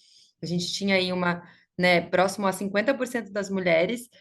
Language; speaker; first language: Portuguese; native; Portuguese